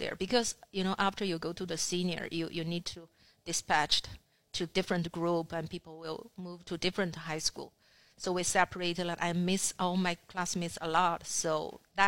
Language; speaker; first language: English; non-native, fluent; Chinese